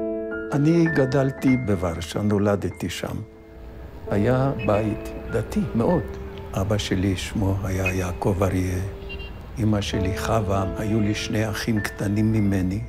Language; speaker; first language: Hebrew; non-native, fluent; Yiddish